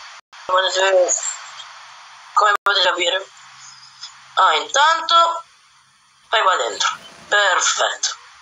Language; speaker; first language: Italian; native; Italian